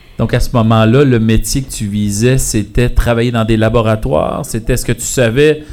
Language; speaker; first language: French; native; French